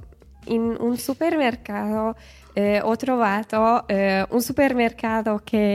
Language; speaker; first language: Italian; non-native, learner; Hungarian